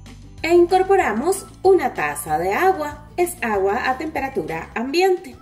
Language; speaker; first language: Spanish; native; Spanish